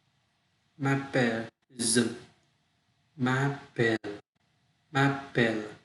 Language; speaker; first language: French; non-native, learner; Vietnamese